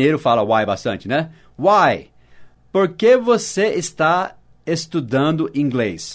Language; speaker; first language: Portuguese; non-native, fluent; English